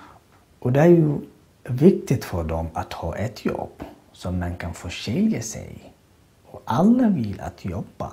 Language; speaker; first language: Swedish; non-native, learner; Somali